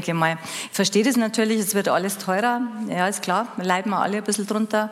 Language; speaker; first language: German; native; German